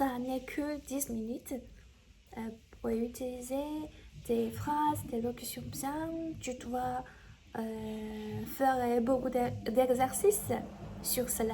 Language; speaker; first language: French; non-native, learner; Chinese